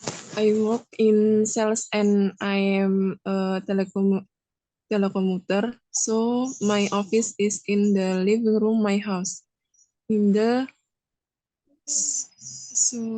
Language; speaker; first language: English; non-native, learner; Indonesian